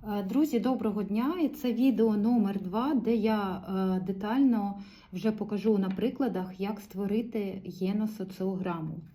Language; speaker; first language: Ukrainian; non-native, local second language; Russian